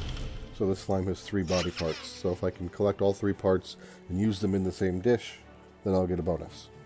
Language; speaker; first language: English; native; English